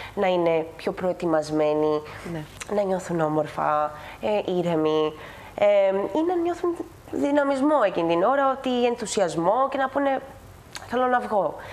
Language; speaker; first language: Greek; early bilingual, other home language; Spanish